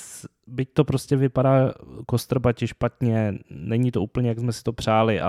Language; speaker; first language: Czech; native; Czech